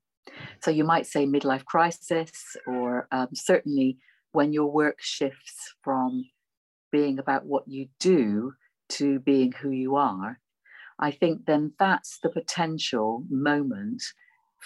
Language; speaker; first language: English; native; English